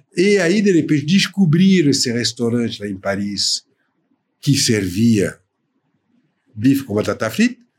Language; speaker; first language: Portuguese; non-native, fluent; French